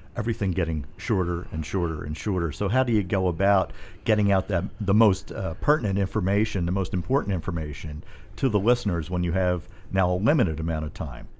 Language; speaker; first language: English; native; English